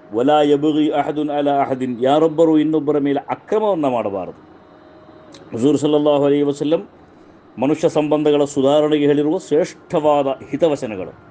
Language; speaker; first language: Kannada; non-native, local second language; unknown